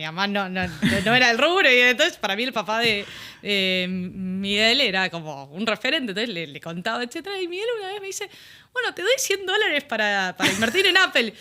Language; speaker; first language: Spanish; early bilingual, other home language; English